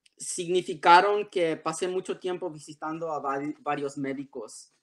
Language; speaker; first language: Spanish; early bilingual, heritage; Spanish